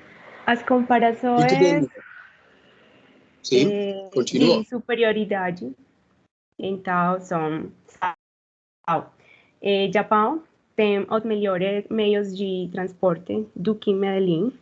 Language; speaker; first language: Portuguese; non-native, learner; Spanish